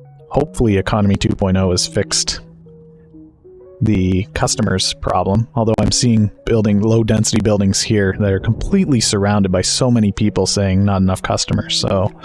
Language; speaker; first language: English; native; English